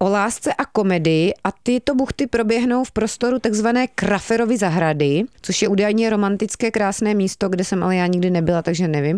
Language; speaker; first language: Czech; native; Czech